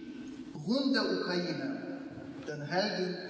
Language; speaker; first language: German; non-native, fluent; Ukrainian